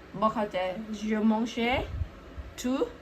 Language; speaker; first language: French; non-native, learner; Thai